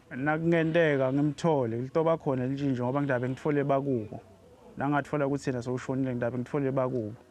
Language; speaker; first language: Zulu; non-native, local second language; Swati